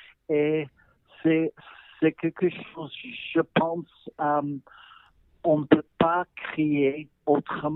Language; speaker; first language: French; non-native, learner; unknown